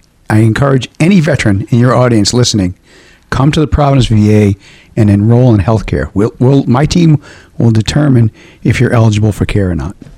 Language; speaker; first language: English; native; English